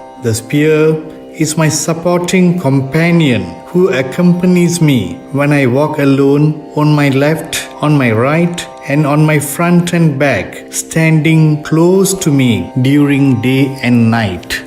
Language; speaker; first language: English; non-native, local second language; Tamil